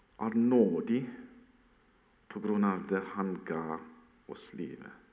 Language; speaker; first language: Norwegian; non-native, fluent; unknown